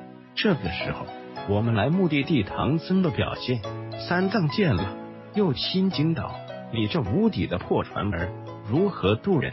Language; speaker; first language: Chinese; native; Chinese